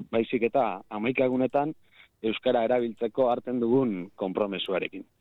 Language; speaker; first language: Basque; native; Basque